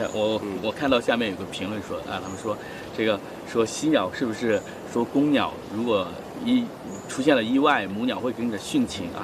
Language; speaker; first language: Chinese; native; Chinese